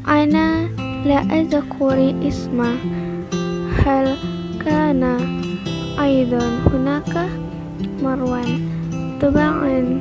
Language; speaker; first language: Arabic; non-native, learner; Indonesian